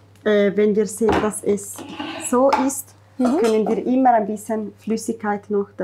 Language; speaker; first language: German; non-native, fluent; Italian